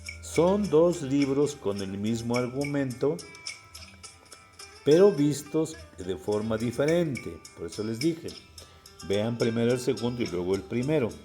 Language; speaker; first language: Spanish; native; Spanish